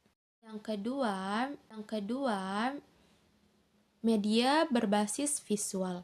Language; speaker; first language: Indonesian; native; Indonesian